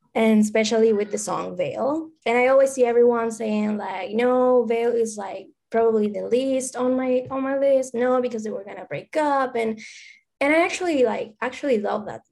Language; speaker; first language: English; non-native, fluent; Spanish